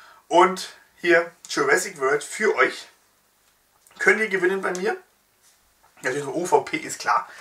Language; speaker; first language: German; native; German